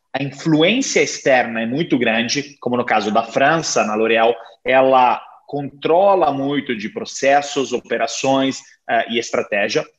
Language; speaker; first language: Portuguese; non-native, fluent; Italian